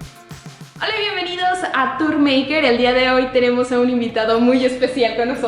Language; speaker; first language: Spanish; native; Spanish